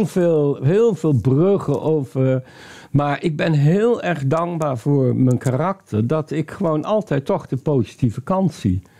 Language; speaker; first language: Dutch; native; Dutch